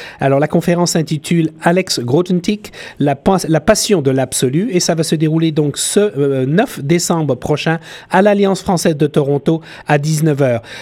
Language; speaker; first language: French; native; French